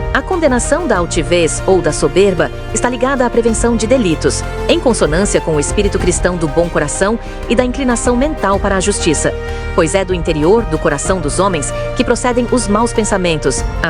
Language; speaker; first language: Portuguese; native; Portuguese